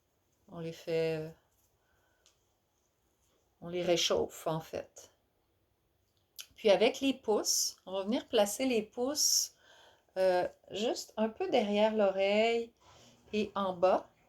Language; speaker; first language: French; native; French